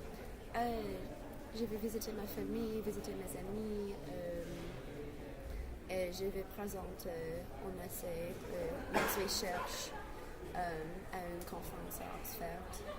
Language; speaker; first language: French; non-native, learner; English